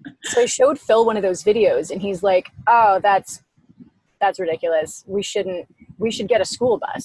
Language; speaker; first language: English; native; English